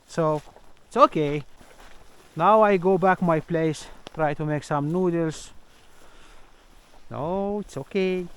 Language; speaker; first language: English; non-native, learner; Finnish